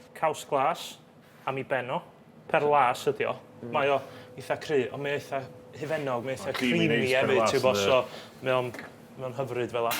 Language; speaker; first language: Welsh; native; Welsh